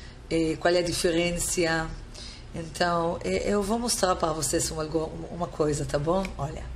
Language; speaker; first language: Portuguese; non-native, fluent; Hebrew